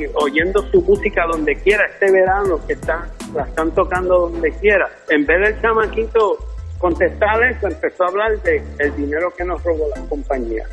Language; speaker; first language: Spanish; early bilingual, heritage; Spanish